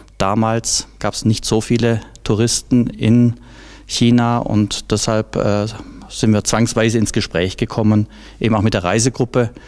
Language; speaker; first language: German; native; German